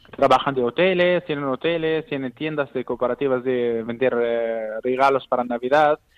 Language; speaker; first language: Spanish; non-native, learner; Arabic